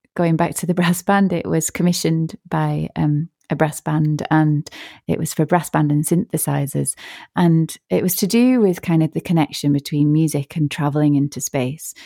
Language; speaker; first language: English; native; English